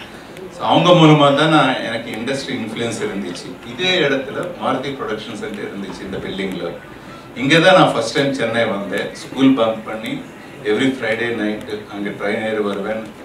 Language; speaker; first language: Tamil; non-native, local second language; Telugu